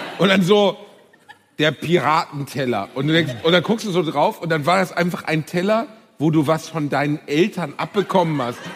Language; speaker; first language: German; native; German